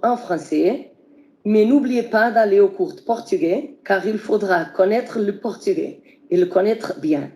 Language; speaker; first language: French; non-native, fluent; Portuguese